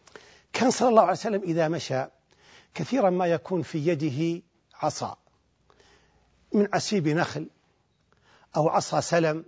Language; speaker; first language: Arabic; native; Arabic